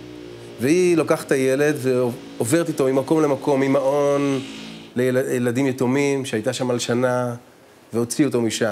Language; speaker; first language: Hebrew; native; Hebrew